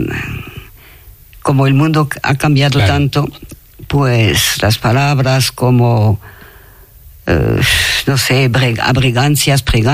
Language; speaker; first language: Spanish; non-native, fluent; French